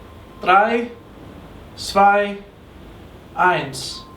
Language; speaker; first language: German; non-native, learner; English